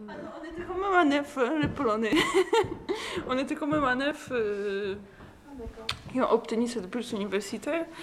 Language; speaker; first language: French; non-native, learner; Polish